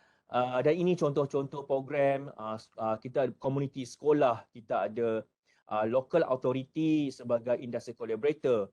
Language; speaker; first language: Malay; native; Malay